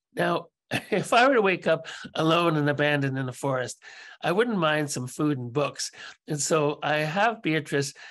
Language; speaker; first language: English; native; English